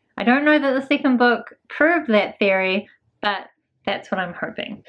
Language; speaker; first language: English; native; English